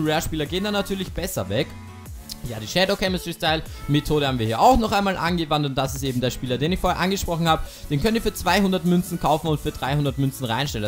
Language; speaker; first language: German; native; German